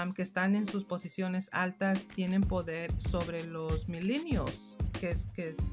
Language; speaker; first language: Spanish; non-native, fluent; English